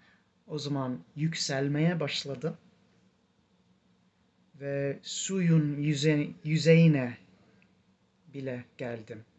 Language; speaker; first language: Turkish; non-native, fluent; English